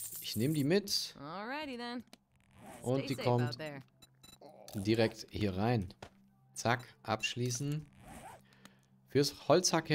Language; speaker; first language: German; native; German